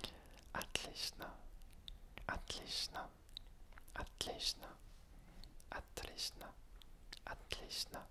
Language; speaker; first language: Russian; non-native, learner; French